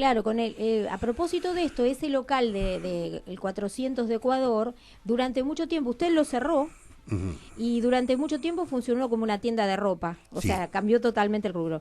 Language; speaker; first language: Spanish; native; Spanish